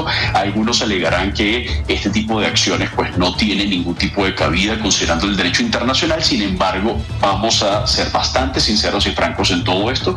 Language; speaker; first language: Spanish; native; Spanish